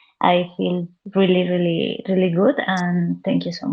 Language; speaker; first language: English; non-native, learner; Spanish